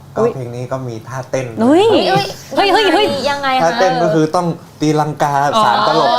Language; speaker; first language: Thai; native; Thai